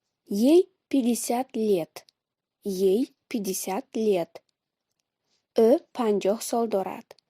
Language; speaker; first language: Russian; non-native, fluent; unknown